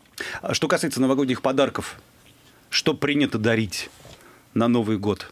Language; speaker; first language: Russian; native; Russian